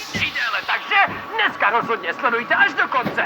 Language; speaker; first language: Czech; native; Czech